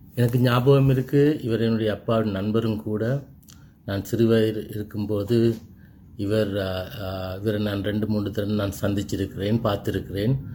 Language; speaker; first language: Tamil; native; Tamil